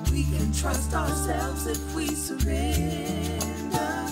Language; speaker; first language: English; native; English